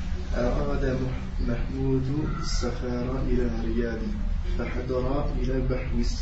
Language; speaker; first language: Arabic; non-native, learner; French